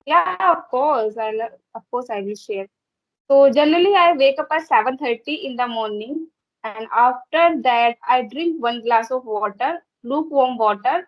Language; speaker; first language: English; non-native, learner; Hindi